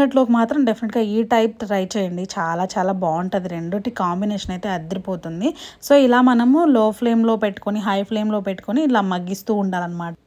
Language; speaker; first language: Telugu; non-native, local second language; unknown